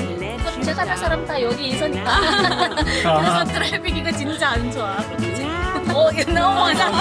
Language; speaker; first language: Korean; non-native, learner; Indonesian